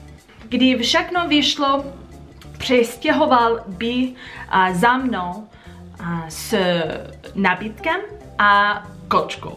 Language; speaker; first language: Czech; non-native, learner; English